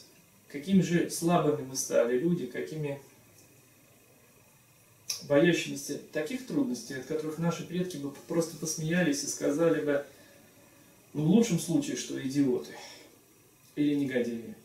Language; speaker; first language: Russian; native; Russian